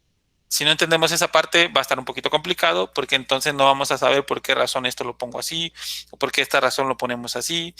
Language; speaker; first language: Spanish; native; Spanish